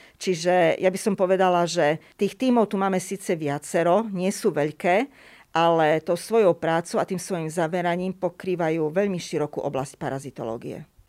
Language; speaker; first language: Slovak; native; Slovak